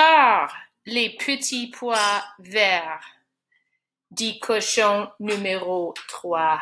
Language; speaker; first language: French; non-native, fluent; English